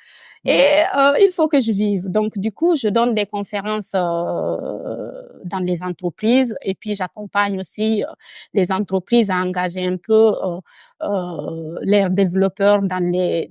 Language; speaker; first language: French; non-native, local second language; Fula